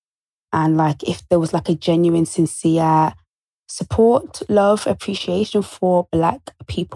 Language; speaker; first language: English; native; English